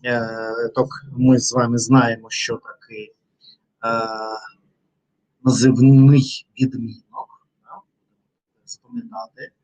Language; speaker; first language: Ukrainian; non-native, learner; Russian